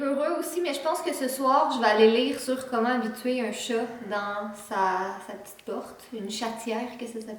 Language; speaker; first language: French; native; French